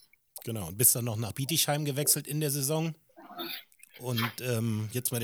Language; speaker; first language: German; native; German